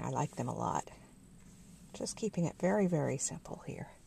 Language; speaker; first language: English; native; English